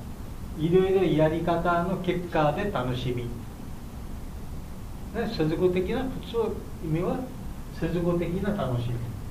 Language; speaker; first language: Japanese; non-native, learner; Bangla